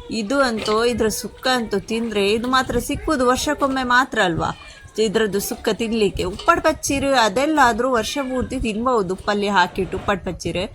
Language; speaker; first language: Kannada; non-native, local second language; Tulu